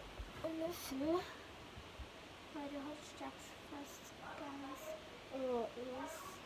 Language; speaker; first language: German; early bilingual, heritage; German